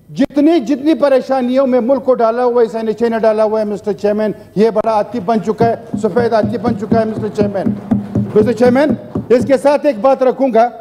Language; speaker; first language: Urdu; non-native, local second language; Pashto